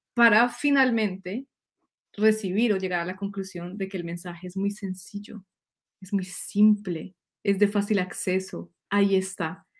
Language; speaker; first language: Spanish; native; Spanish